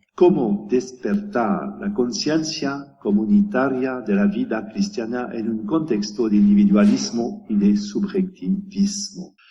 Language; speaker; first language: Spanish; non-native, learner; French